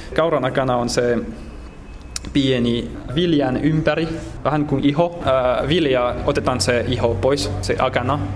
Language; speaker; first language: Finnish; non-native, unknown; French